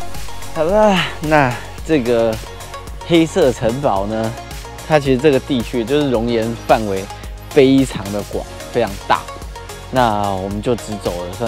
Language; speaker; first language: Chinese; native; Chinese